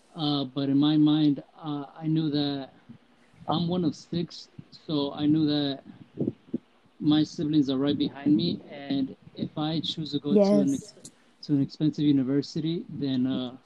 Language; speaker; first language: English; early bilingual, heritage; Spanish